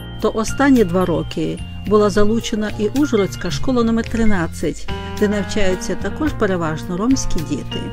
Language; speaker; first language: Ukrainian; native; Ukrainian